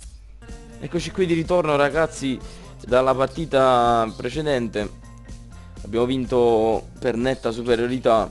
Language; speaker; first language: Italian; native; Italian